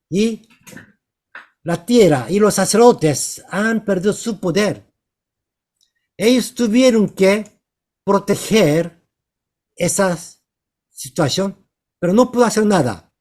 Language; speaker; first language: Spanish; non-native, fluent; Korean